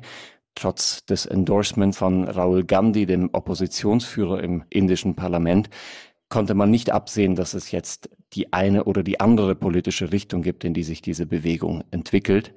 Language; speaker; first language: German; native; German